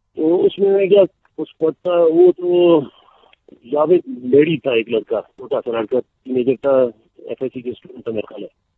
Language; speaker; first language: Urdu; non-native, local second language; Baluchi